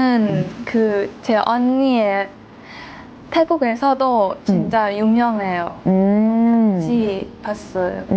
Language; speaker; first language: Korean; non-native, learner; Thai